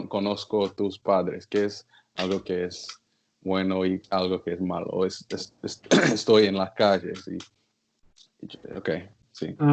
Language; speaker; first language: Spanish; non-native, learner; English